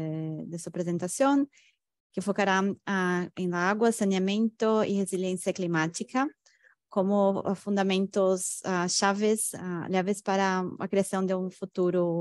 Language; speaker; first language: Spanish; non-native, fluent; Portuguese